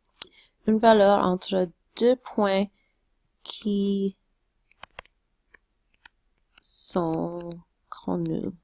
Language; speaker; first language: French; non-native, local second language; English